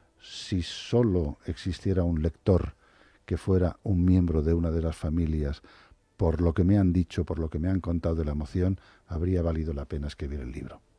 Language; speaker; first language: Spanish; native; Spanish